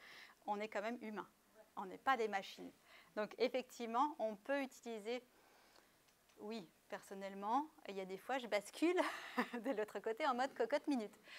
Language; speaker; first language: French; native; French